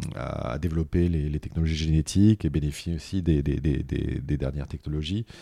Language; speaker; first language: French; native; French